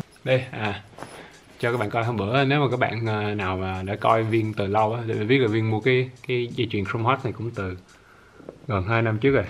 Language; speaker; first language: Vietnamese; early bilingual, heritage; Vietnamese